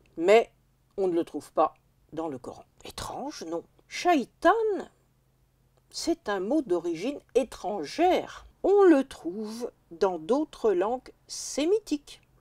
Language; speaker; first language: French; native; French